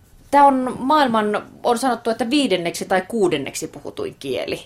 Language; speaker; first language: Finnish; native; Finnish